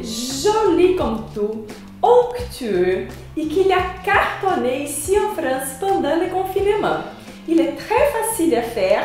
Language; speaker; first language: French; non-native, fluent; Portuguese